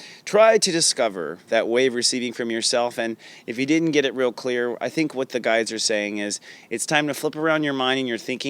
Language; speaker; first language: English; native; English